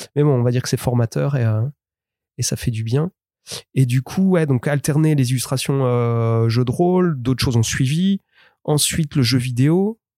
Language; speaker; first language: French; native; French